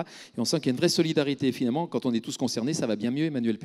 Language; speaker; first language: French; native; French